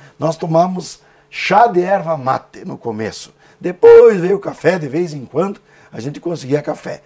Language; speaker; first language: Portuguese; native; Portuguese